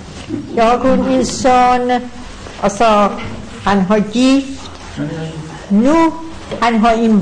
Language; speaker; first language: Danish; non-native, learner; Persian